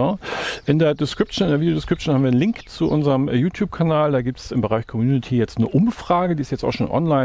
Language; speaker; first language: German; native; German